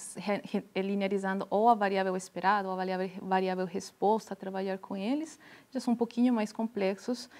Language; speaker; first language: Portuguese; non-native, fluent; Spanish